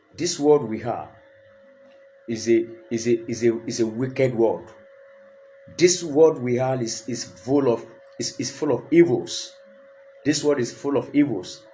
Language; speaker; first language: English; non-native, local second language; Yoruba